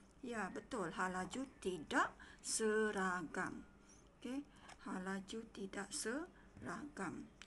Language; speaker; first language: Malay; non-native, local second language; Iban